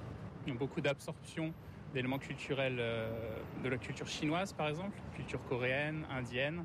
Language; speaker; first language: French; native; French